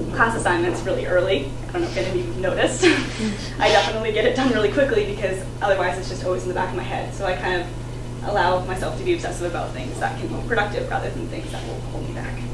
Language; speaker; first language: English; native; English